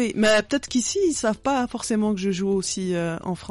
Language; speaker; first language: French; non-native, local second language; Arabic